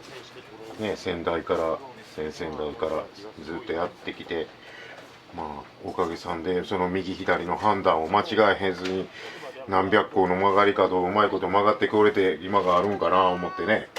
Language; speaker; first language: Japanese; native; Japanese